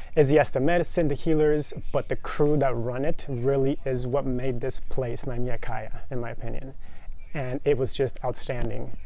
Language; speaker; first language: English; native; English